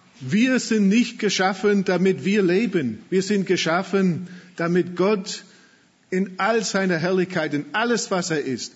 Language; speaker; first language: German; non-native, fluent; English